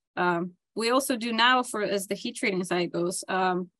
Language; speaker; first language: English; non-native, fluent; Ukrainian